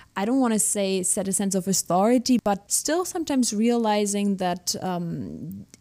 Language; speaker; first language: English; non-native, fluent; German